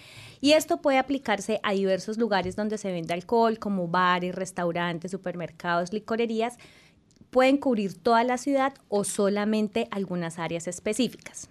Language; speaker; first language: Spanish; native; Spanish